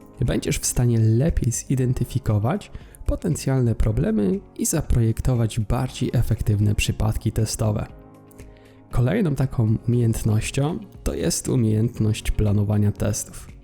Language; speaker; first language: Polish; native; Polish